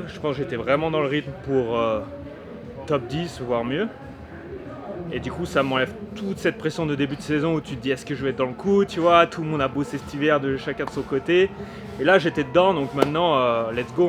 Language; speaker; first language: French; native; French